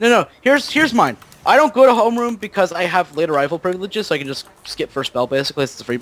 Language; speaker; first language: English; native; English